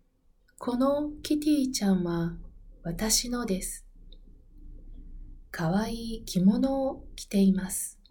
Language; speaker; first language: Japanese; non-native, learner; Spanish